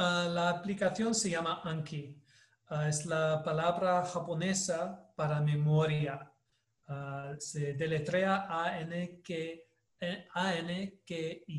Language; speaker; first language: Spanish; non-native, learner; English